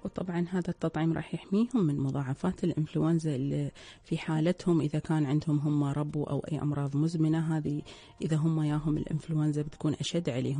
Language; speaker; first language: Arabic; native; Arabic